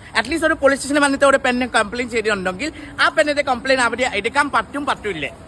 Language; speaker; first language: Malayalam; non-native, fluent; Assamese